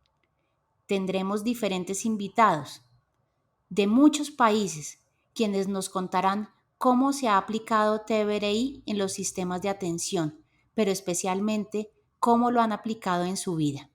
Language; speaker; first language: Spanish; native; Spanish